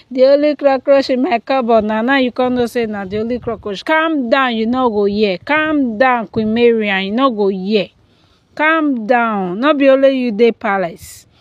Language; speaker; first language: Nigerian Pidgin; non-native, local second language; Yoruba